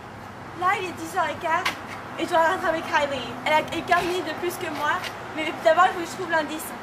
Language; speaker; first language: French; non-native, learner; English